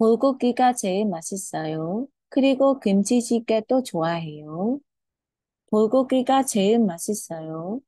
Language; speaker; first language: Korean; non-native, fluent; Khmer